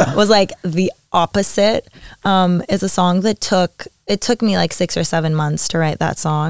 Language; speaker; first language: English; native; English